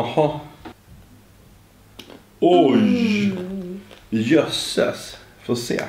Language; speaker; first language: Swedish; native; Swedish